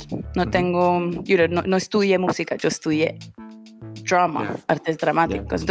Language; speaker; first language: Spanish; early bilingual, heritage; Spanish